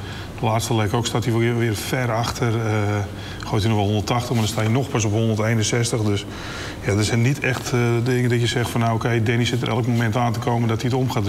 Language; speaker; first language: Dutch; native; Dutch